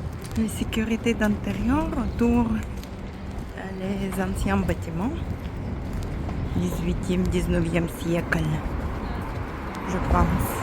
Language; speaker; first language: French; non-native, fluent; Russian